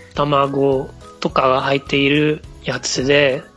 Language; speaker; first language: Japanese; non-native, fluent; Spanish